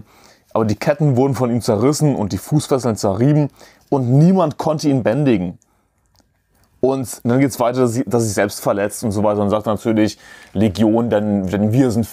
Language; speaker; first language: German; native; German